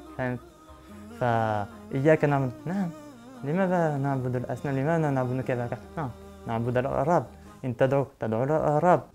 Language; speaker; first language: Arabic; non-native, learner; French